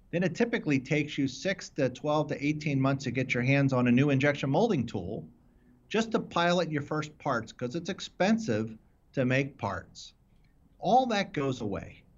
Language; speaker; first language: English; native; English